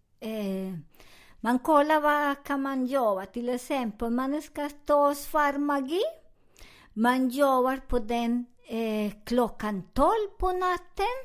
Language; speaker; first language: Swedish; non-native, learner; Spanish